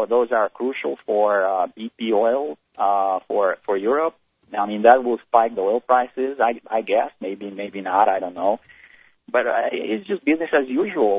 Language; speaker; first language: English; native; English